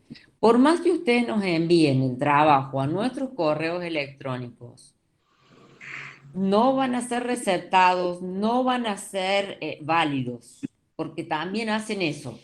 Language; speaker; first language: Spanish; native; Spanish